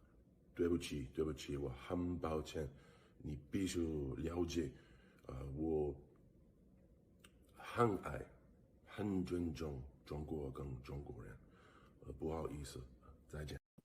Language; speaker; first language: Chinese; non-native, learner; English